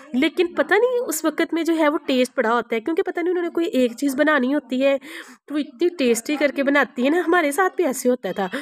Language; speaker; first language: Urdu; non-native, local second language; Punjabi